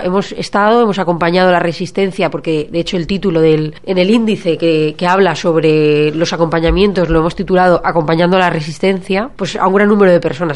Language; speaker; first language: Spanish; native; Spanish